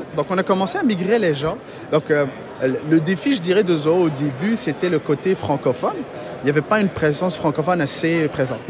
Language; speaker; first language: French; non-native, local second language; Arabic